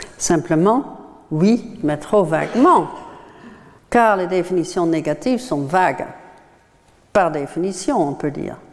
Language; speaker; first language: French; non-native, fluent; Dutch